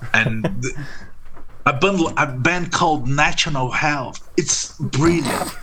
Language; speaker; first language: English; non-native, fluent; Portuguese